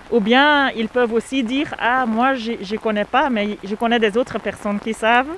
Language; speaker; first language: French; non-native, fluent; Dutch